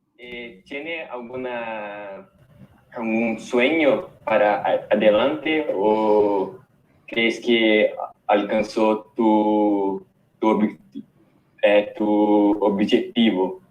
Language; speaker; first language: Spanish; non-native, fluent; Portuguese